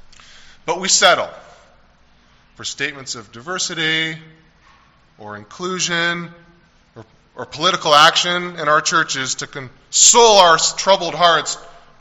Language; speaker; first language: English; native; English